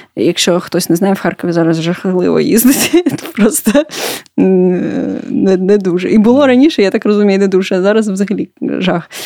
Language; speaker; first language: Ukrainian; non-native, local second language; Russian